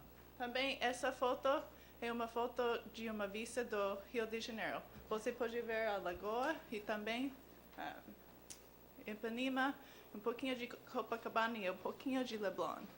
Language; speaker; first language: Portuguese; non-native, learner; English